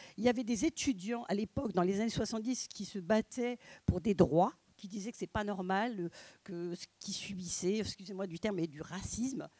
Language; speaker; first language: French; native; French